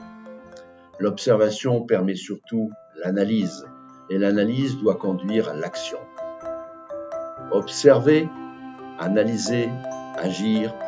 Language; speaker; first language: French; native; French